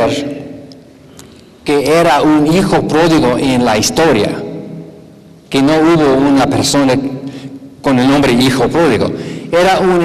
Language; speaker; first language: Spanish; non-native, fluent; English